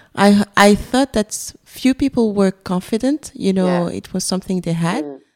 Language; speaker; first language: English; non-native, fluent; French